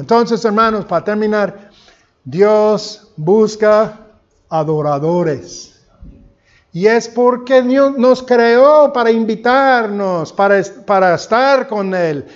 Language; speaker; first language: Spanish; non-native, fluent; English